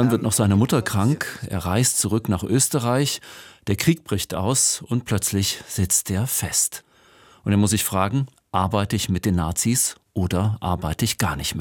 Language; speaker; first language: German; native; German